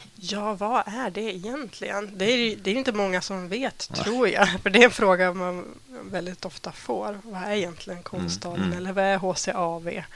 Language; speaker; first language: Swedish; native; Swedish